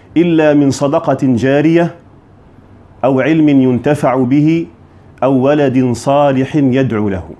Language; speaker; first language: Arabic; native; Arabic